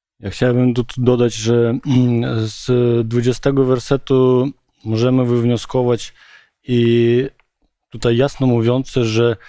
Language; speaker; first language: Polish; non-native, learner; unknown